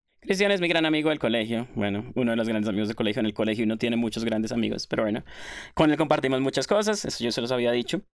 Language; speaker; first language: Spanish; native; Spanish